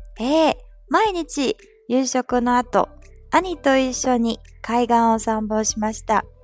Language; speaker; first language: Japanese; non-native, fluent; Chinese